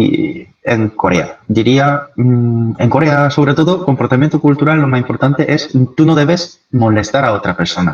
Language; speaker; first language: Spanish; non-native, fluent; Korean